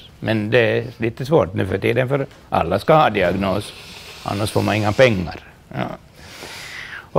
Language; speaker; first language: Swedish; non-native, local second language; Finnish